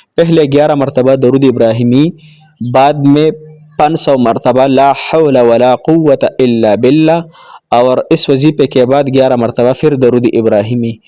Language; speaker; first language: Urdu; non-native, local second language; Pashto